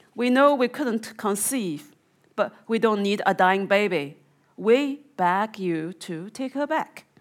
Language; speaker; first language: English; non-native, fluent; Chinese